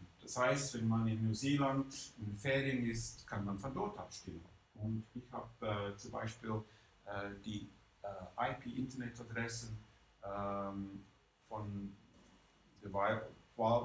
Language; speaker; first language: German; non-native, fluent; English